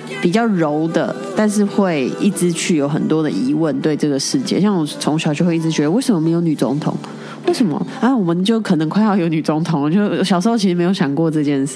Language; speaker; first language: Chinese; native; Chinese